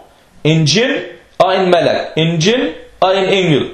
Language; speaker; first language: Danish; non-native, fluent; Arabic